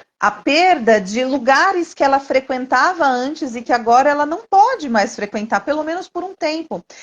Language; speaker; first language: Portuguese; native; Portuguese